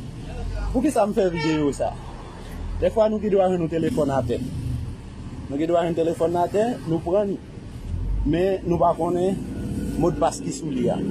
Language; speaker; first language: French; non-native, learner; Haitian Creole